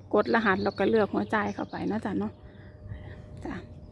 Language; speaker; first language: Thai; native; Thai